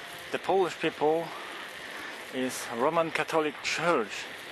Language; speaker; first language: English; non-native, learner; Polish